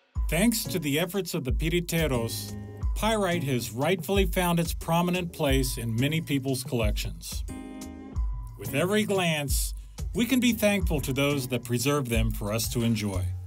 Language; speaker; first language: English; native; English